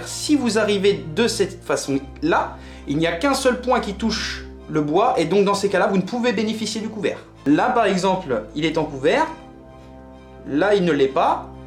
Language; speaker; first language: French; native; French